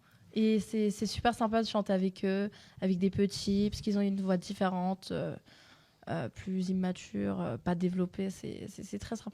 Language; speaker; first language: French; non-native, fluent; Turkish